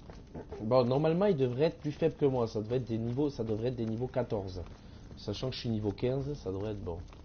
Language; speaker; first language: French; native; French